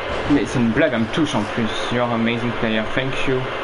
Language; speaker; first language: French; native; French